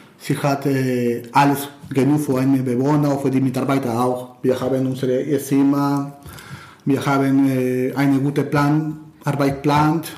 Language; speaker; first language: German; non-native, learner; Spanish